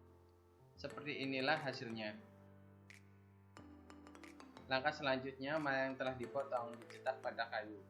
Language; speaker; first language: Indonesian; native; Indonesian